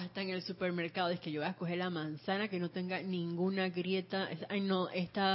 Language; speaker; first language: Spanish; native; Spanish